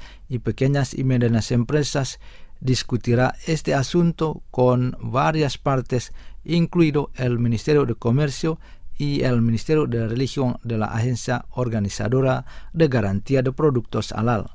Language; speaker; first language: Spanish; non-native, fluent; Indonesian